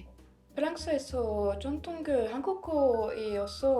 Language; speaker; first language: Korean; non-native, learner; French